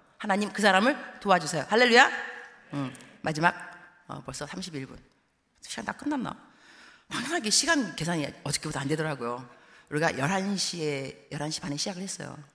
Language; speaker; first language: Korean; early bilingual, heritage; Korean